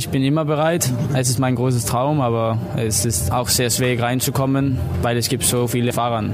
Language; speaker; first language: German; non-native, fluent; Danish